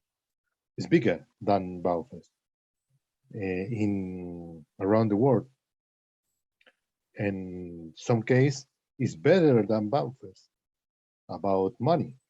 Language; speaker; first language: English; non-native, learner; Spanish